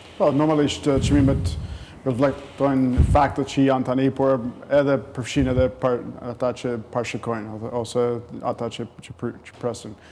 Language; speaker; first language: Albanian; non-native, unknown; English